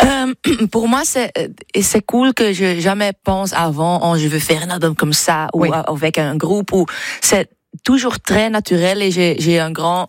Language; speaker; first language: French; non-native, learner; Dutch